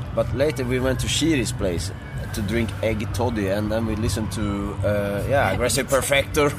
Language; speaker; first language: English; non-native, fluent; Swedish